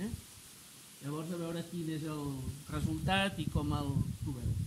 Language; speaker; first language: Catalan; native; Catalan